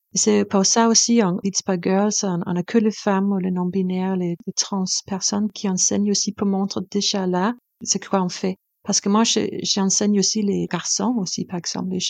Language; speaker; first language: French; non-native, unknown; Danish